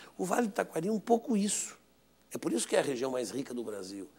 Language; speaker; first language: Portuguese; native; Portuguese